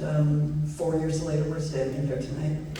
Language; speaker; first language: English; native; English